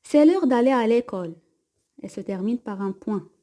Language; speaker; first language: French; non-native, local second language; Arabic